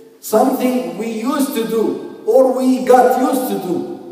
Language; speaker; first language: English; non-native, fluent; Arabic